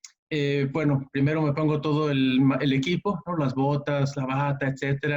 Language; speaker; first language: Spanish; native; Spanish